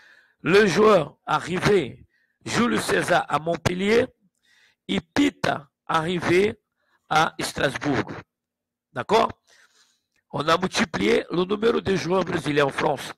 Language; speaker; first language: French; non-native, learner; Portuguese